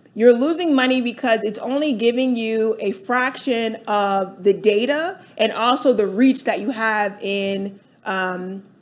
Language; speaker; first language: English; native; English